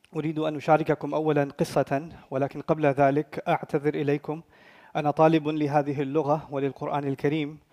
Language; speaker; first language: Arabic; non-native, fluent; Urdu